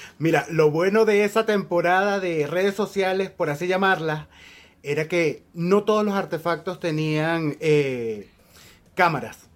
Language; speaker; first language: Spanish; native; Spanish